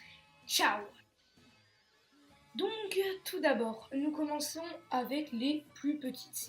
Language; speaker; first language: French; native; French